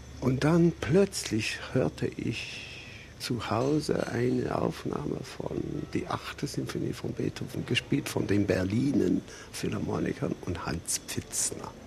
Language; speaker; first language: German; non-native, fluent; English